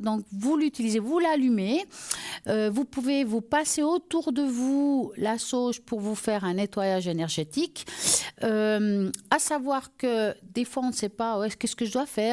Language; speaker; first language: French; native; French